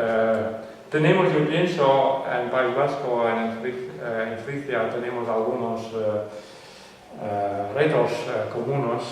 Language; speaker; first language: Spanish; non-native, fluent; Western Frisian